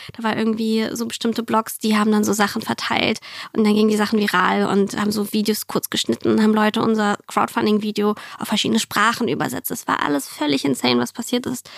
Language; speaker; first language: German; early bilingual, other home language; Russian